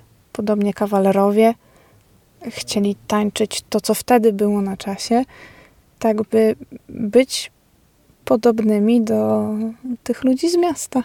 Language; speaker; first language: Polish; native; Polish